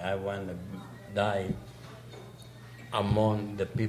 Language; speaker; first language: English; non-native, fluent; Greek